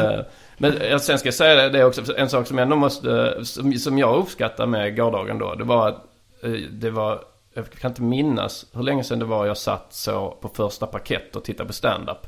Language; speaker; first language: Swedish; native; Swedish